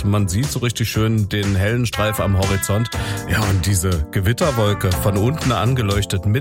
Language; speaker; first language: German; native; German